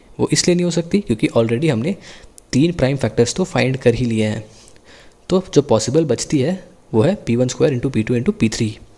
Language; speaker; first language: Hindi; native; Hindi